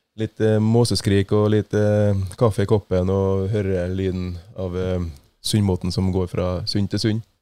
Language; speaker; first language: Norwegian; native; Norwegian